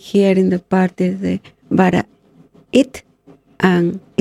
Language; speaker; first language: English; non-native, learner; Spanish